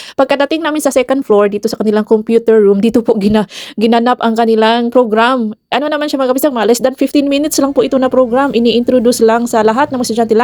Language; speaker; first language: Filipino; non-native, local second language; Cebuano